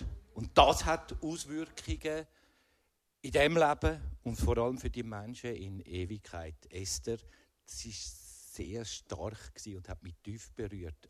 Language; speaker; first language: German; native; German